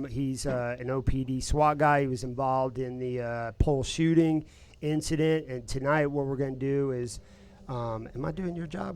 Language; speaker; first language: English; native; English